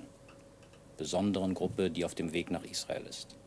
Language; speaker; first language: German; native; German